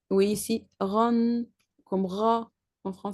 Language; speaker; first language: French; non-native, learner; Arabic